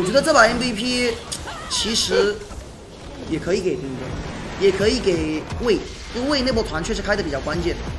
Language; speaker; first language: Chinese; native; Chinese